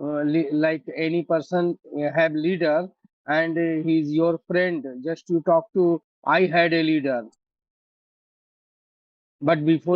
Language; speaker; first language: English; non-native, learner; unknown